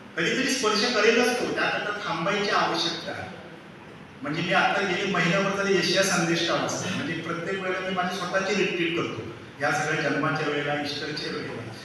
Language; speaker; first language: Marathi; native; Marathi